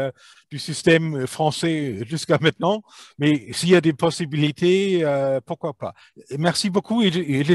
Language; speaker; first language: French; non-native, fluent; German